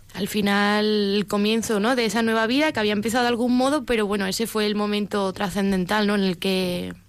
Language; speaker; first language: Spanish; native; Spanish